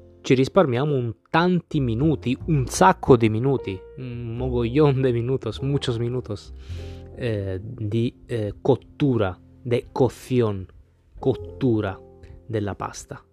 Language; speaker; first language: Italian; non-native, fluent; Spanish